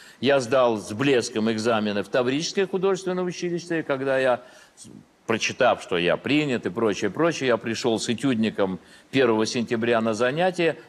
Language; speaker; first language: Russian; early bilingual, heritage; Russian